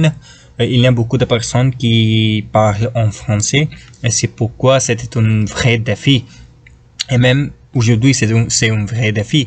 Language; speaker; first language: French; non-native, fluent; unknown